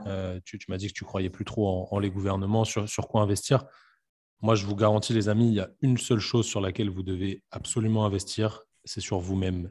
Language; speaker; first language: French; native; French